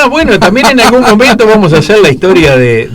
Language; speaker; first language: Spanish; native; Spanish